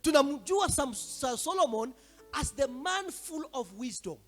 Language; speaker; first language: English; non-native, local second language; Swahili